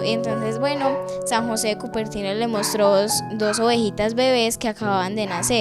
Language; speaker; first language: Spanish; native; Spanish